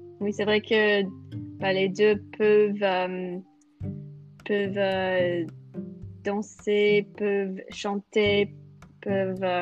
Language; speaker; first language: French; non-native, fluent; English